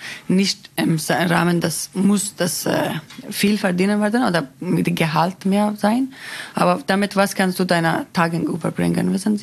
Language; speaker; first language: German; non-native, learner; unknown